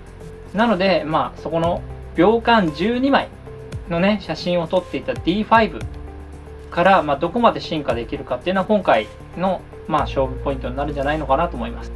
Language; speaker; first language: Japanese; native; Japanese